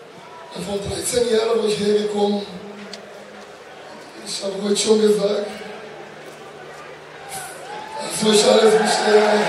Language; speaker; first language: German; non-native, learner; Portuguese